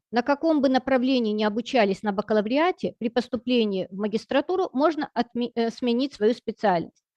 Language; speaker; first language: Russian; native; Russian